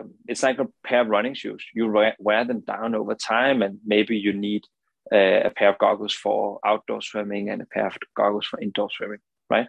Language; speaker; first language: English; non-native, fluent; Danish